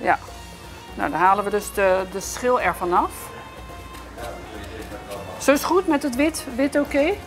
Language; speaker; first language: Dutch; native; Dutch